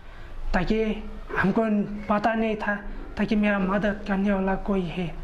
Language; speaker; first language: Hindi; non-native, local second language; Khasi